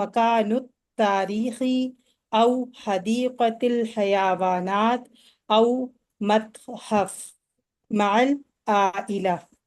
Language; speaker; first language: Arabic; non-native, learner; Urdu